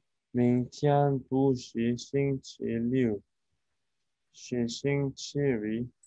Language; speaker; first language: Chinese; non-native, learner; Korean